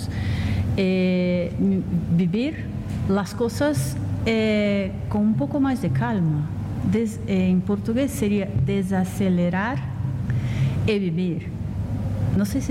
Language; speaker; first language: Spanish; non-native, learner; Portuguese